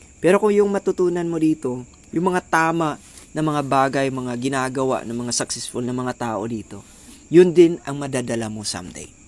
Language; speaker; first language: Filipino; non-native, local second language; Cebuano